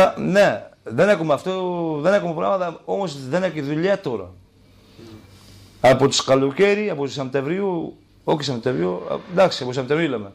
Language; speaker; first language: Greek; non-native, learner; Kurdish